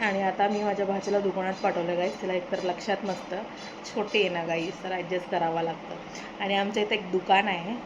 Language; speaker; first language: Marathi; non-native, local second language; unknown